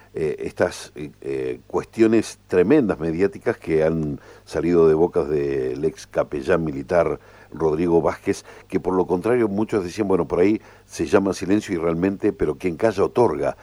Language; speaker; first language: Spanish; native; Spanish